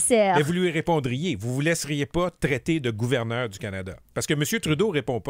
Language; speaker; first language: French; native; French